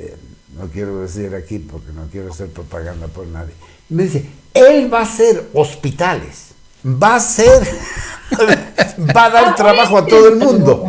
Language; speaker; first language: Spanish; native; Spanish